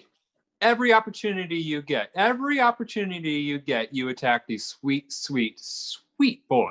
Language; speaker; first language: English; native; English